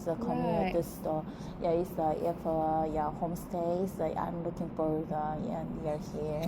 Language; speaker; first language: English; non-native, learner; Korean